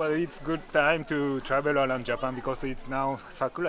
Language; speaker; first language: English; non-native, fluent; Japanese